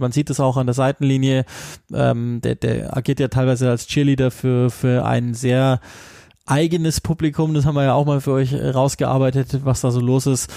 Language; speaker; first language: German; native; German